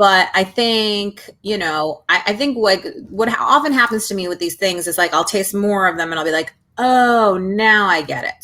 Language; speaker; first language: English; native; English